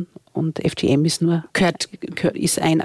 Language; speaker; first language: German; native; German